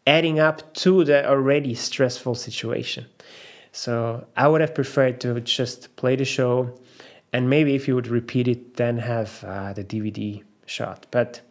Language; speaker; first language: English; non-native, fluent; German